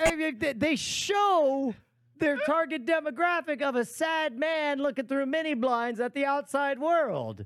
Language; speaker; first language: English; native; English